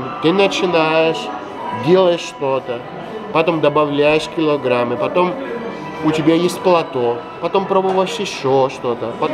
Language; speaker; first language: Russian; non-native, fluent; Greek